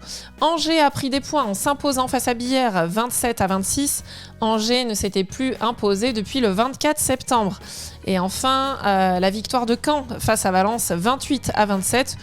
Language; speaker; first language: French; native; French